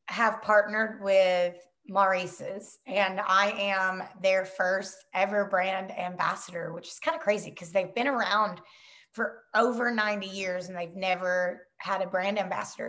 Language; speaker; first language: English; native; English